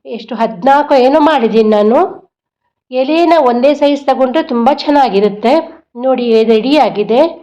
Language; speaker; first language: Kannada; non-native, local second language; Konkani